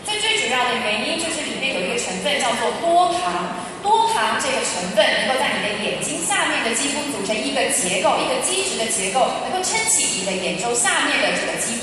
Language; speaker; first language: Chinese; native; Chinese